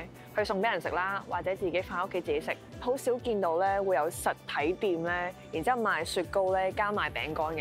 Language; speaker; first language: Cantonese; native; Cantonese